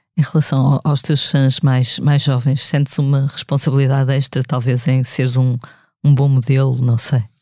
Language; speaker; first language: Portuguese; native; Portuguese